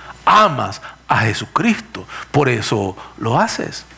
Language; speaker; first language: Spanish; native; Spanish